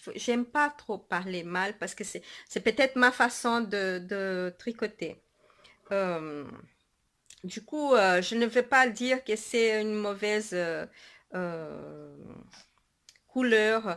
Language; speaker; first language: French; non-native, fluent; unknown